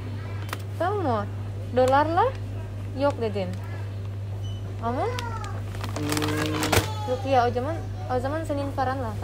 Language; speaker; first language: Turkish; non-native, learner; Indonesian